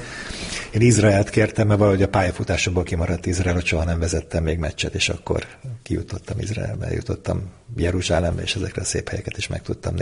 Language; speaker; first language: Hungarian; native; Hungarian